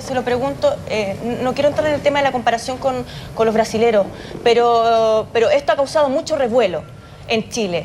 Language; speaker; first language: Spanish; native; Spanish